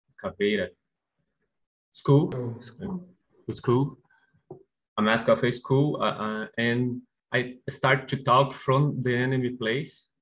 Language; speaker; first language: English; non-native, learner; Portuguese